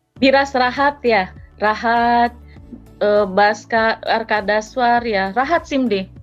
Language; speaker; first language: Turkish; non-native, learner; Indonesian